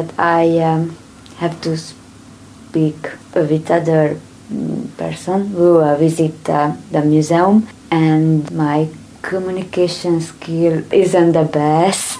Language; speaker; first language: English; non-native, learner; Romanian